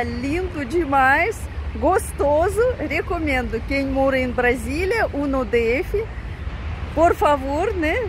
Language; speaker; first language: Portuguese; non-native, fluent; Russian